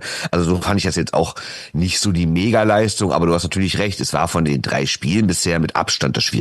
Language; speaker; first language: German; native; German